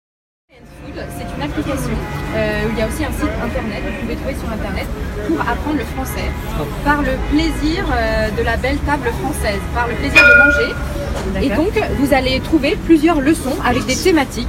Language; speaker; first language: French; native; French